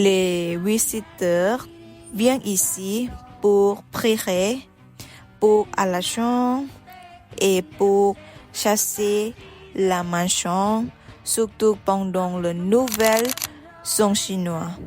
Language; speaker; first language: French; non-native, learner; Thai